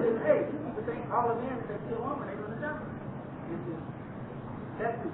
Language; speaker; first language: English; native; English